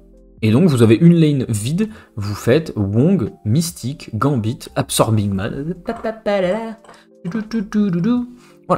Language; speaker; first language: French; native; French